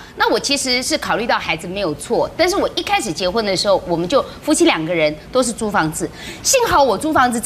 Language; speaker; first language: Chinese; native; Chinese